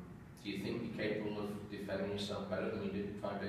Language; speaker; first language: English; native; English